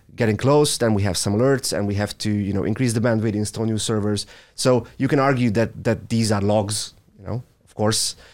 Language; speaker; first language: English; non-native, fluent; Hungarian